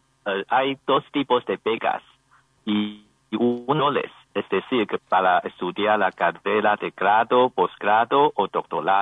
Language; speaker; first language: Spanish; non-native, learner; Chinese